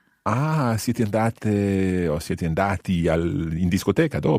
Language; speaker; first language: Italian; non-native, fluent; English